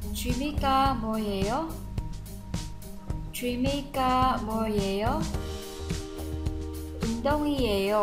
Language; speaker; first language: Korean; non-native, fluent; Vietnamese